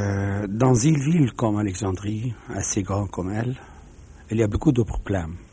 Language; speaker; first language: French; non-native, fluent; Arabic